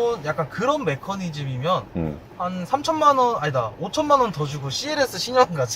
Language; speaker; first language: Korean; native; Korean